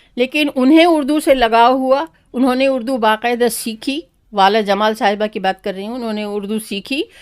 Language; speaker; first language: Urdu; native; Urdu